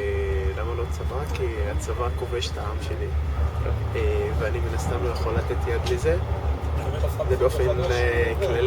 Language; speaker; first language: Hebrew; non-native, local second language; Arabic